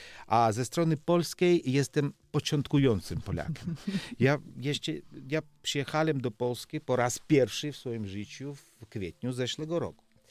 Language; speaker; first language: Polish; non-native, learner; Georgian